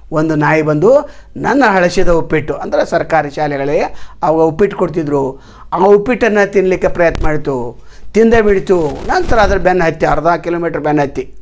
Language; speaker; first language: Kannada; native; Kannada